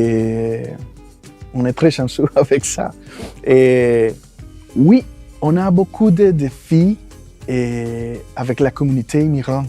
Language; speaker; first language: French; non-native, fluent; Spanish